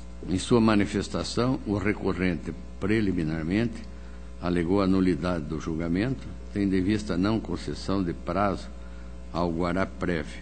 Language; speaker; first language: Portuguese; native; Portuguese